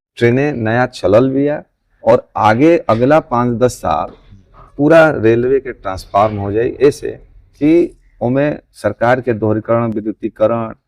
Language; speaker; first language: Bhojpuri; native; Bhojpuri